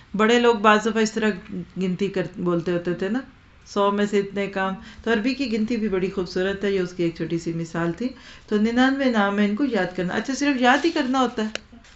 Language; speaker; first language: Urdu; non-native, local second language; Punjabi